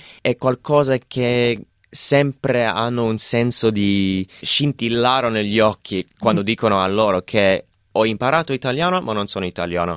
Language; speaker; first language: Italian; non-native, fluent; English